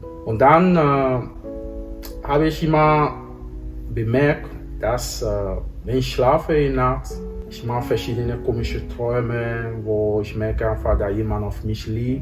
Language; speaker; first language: German; non-native, fluent; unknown